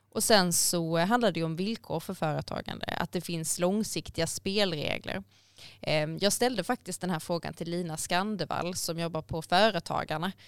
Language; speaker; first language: Swedish; native; Swedish